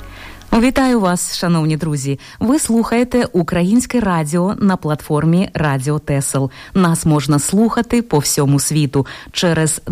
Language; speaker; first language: Ukrainian; native; Ukrainian